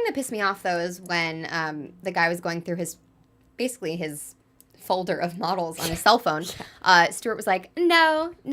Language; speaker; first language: English; native; English